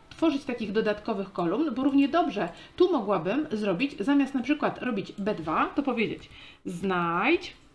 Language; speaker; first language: Polish; native; Polish